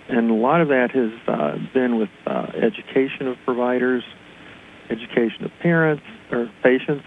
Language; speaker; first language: English; native; English